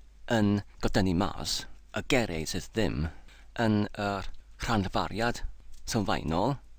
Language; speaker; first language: Welsh; non-native, learner; English